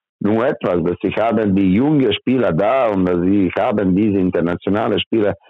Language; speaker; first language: German; non-native, learner; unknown